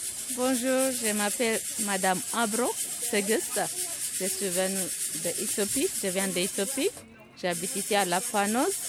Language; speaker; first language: French; non-native, learner; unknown